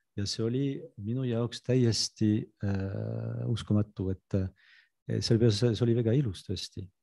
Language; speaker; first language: Estonian; non-native, fluent; French